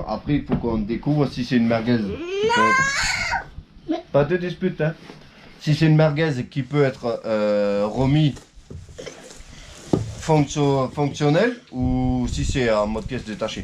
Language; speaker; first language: French; native; French